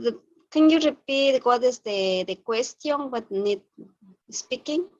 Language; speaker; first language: English; non-native, learner; Spanish